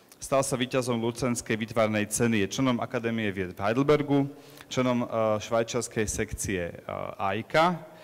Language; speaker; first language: Slovak; native; Slovak